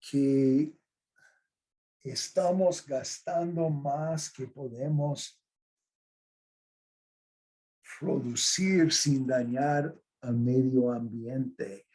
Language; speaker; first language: Spanish; non-native, fluent; English